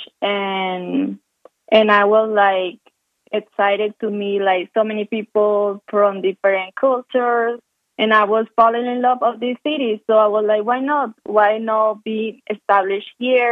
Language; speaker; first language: English; non-native, fluent; Spanish